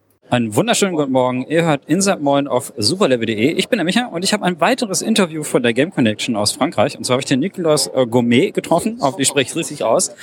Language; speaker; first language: German; native; German